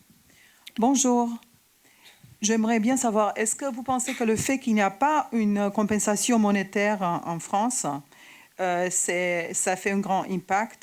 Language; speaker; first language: French; non-native, fluent; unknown